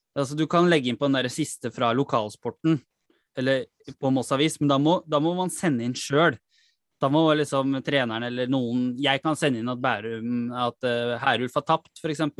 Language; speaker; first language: Norwegian; native; Norwegian